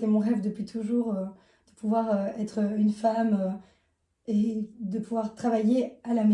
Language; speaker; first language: French; native; French